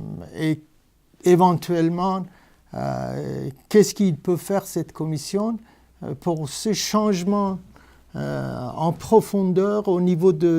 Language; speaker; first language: French; non-native, fluent; Persian